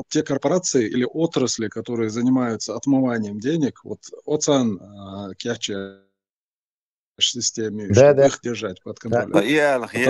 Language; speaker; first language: Russian; non-native, local second language; Chechen